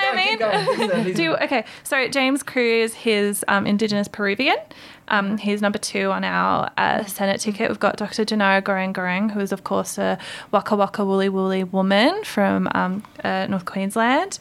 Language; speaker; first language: English; native; English